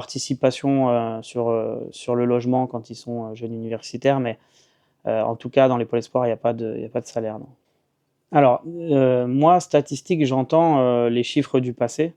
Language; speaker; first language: French; native; French